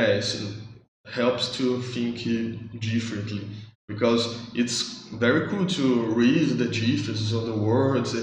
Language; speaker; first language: English; non-native, learner; Portuguese